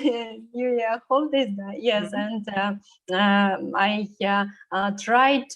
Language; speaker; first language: English; non-native, learner; Russian